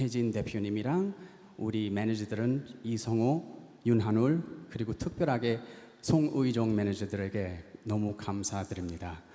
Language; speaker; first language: Korean; early bilingual, heritage; English